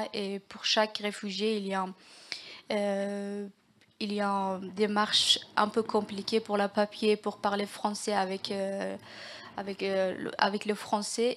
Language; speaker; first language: French; non-native, learner; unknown